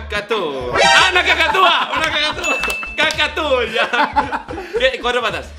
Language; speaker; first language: Spanish; native; Spanish